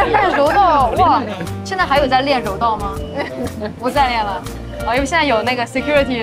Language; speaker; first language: Chinese; native; Chinese